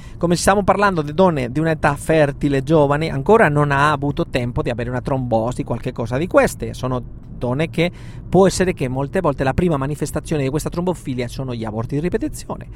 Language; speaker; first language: Italian; non-native, fluent; Spanish